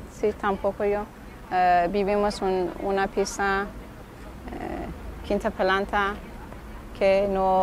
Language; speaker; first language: Spanish; non-native, learner; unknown